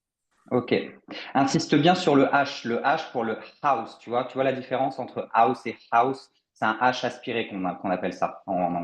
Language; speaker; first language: French; native; French